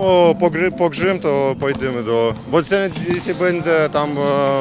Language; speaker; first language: Polish; early bilingual, heritage; Polish